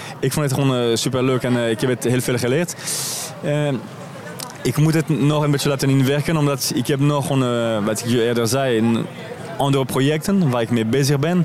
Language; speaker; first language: Dutch; non-native, fluent; French